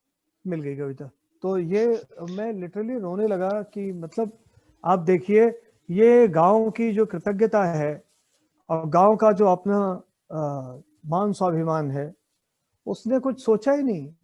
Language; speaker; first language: Hindi; native; Hindi